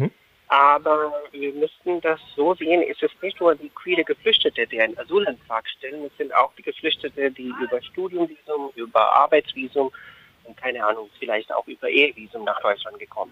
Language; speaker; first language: German; non-native, fluent; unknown